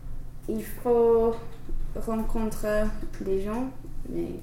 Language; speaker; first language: French; non-native, learner; English